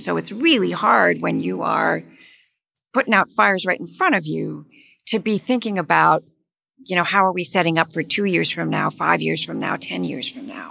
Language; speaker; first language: English; native; English